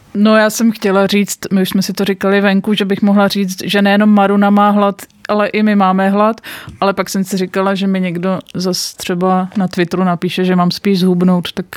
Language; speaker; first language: Czech; native; Czech